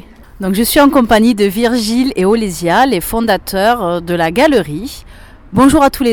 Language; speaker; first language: French; native; French